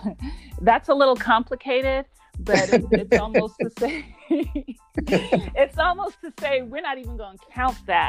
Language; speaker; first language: English; native; English